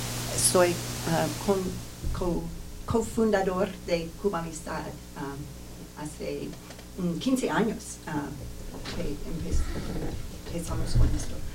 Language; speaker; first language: Spanish; non-native, learner; English